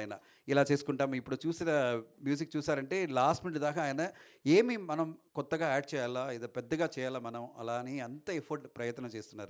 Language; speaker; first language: Telugu; non-native, learner; Tamil